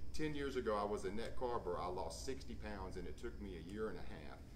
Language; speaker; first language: English; native; English